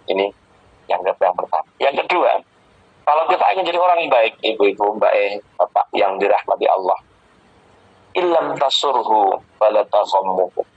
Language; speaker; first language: Indonesian; native; Indonesian